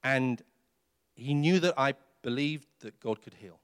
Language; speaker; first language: English; native; English